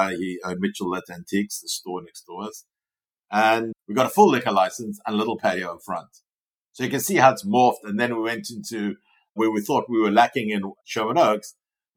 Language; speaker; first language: English; native; English